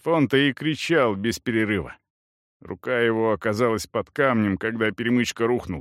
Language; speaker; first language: Russian; native; Russian